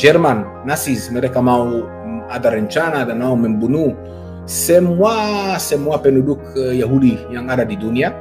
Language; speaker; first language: Indonesian; non-native, fluent; Hebrew